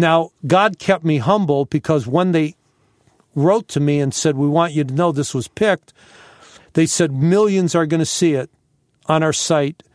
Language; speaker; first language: English; native; English